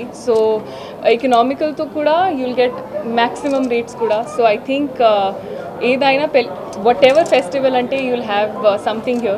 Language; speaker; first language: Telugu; non-native, local second language; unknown